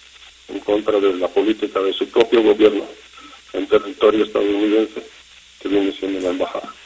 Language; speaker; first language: Spanish; native; Spanish